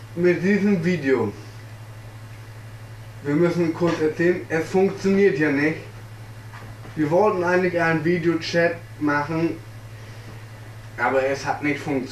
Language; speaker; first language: German; native; German